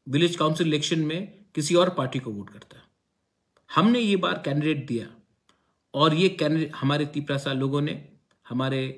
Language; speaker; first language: Hindi; non-native, local second language; Kok Borok